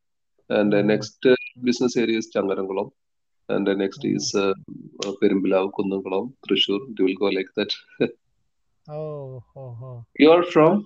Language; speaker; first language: English; non-native, learner; Malayalam